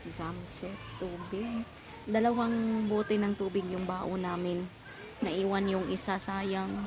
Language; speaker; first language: Filipino; non-native, local second language; Cebuano